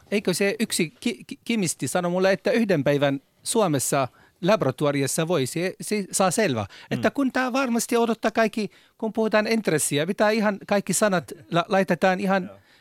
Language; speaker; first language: Finnish; non-native, learner; Arabic